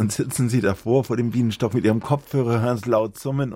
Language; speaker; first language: German; native; German